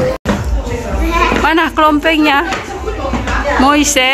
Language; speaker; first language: Indonesian; native; Indonesian